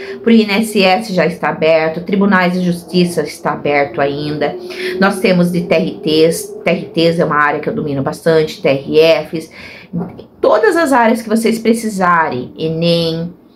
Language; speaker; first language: Portuguese; native; Portuguese